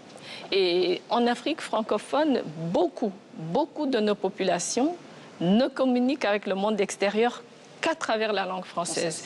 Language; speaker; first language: French; non-native, local second language; Kinyarwanda